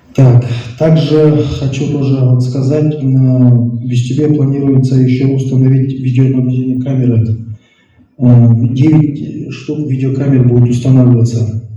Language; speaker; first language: Russian; non-native, local second language; Kazakh